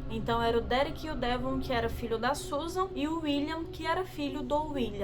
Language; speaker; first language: Portuguese; native; Portuguese